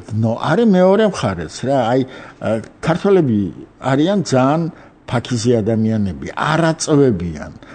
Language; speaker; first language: Georgian; non-native, local second language; Armenian